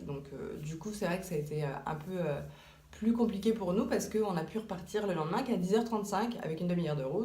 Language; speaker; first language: French; native; French